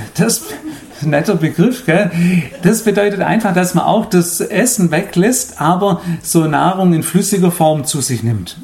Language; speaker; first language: German; native; German